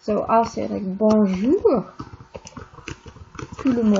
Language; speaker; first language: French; non-native, fluent; English